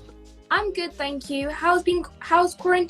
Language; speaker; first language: English; native; English